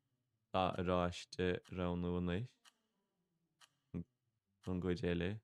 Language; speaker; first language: Irish; non-native, local second language; English